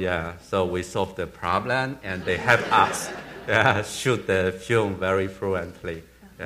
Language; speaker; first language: English; non-native, learner; Chinese